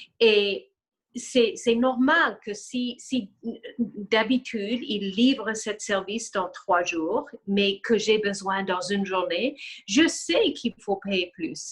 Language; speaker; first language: French; non-native, fluent; English